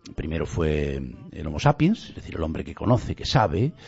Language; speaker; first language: Spanish; non-native, local second language; Galician